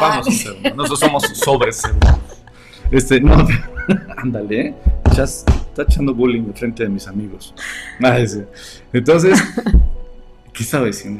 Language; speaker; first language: Spanish; native; Spanish